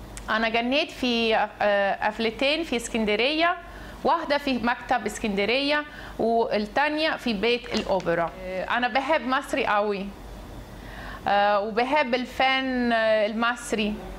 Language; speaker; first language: Arabic; non-native, learner; Italian